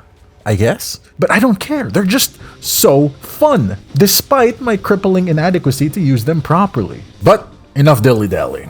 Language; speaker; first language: English; native; English